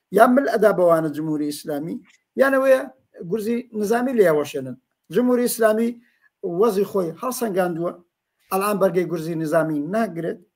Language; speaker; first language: Central Kurdish; native; Central Kurdish